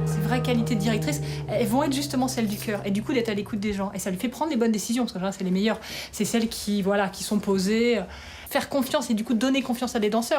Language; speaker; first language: French; native; French